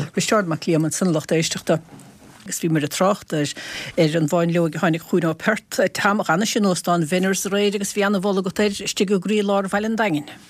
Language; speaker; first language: Irish; native; Irish